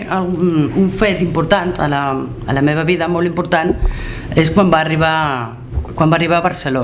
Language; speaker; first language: Catalan; non-native, learner; Spanish